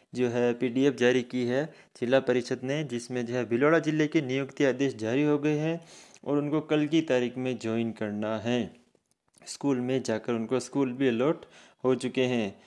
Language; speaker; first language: Hindi; native; Hindi